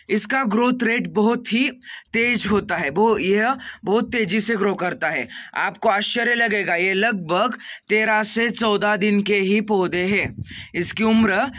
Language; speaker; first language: Hindi; non-native, local second language; Marathi